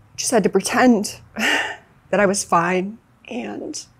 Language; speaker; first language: English; native; English